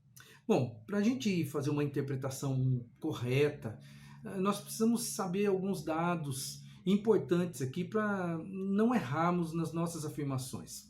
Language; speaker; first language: Portuguese; native; Portuguese